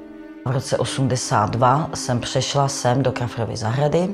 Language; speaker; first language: Czech; native; Czech